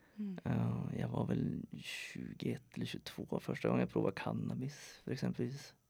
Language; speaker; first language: Swedish; native; Swedish